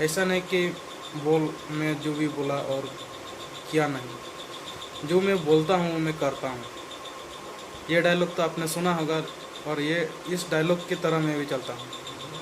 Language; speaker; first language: Hindi; non-native, local second language; Santali